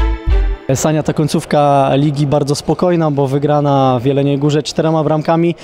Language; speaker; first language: Polish; native; Polish